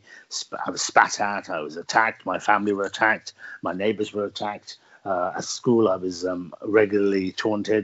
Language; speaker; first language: English; native; English